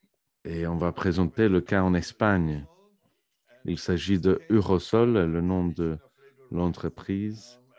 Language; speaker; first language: French; non-native, fluent; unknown